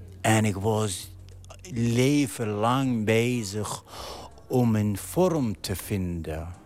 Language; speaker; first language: Dutch; non-native, fluent; Arabic